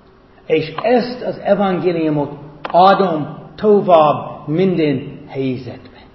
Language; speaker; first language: Hungarian; non-native, fluent; English